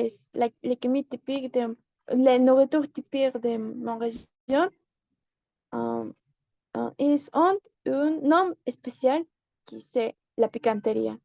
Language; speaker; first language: French; non-native, learner; Spanish